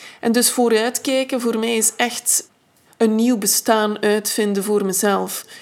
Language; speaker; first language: Dutch; native; Dutch